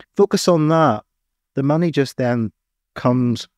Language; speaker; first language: English; native; English